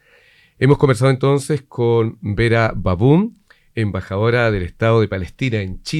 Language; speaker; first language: Spanish; native; Spanish